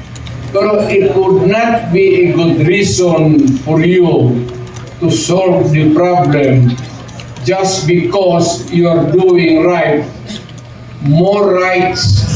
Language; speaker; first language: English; non-native, local second language; Cebuano